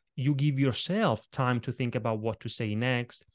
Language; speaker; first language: English; non-native, fluent; Italian